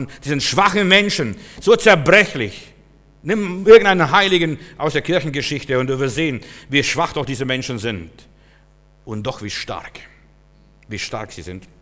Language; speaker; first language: German; native; German